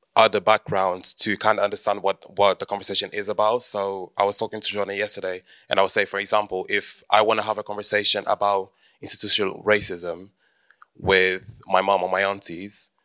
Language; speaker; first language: English; early bilingual, heritage; Portuguese